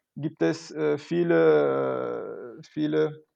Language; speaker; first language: German; non-native, fluent; Turkish